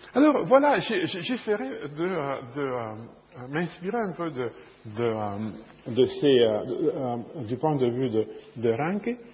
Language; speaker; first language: French; non-native, fluent; Romanian